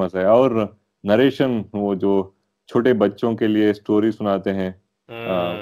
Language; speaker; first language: Hindi; non-native, local second language; Telugu